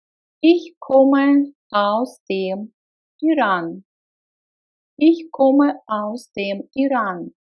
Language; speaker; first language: German; non-native, fluent; Russian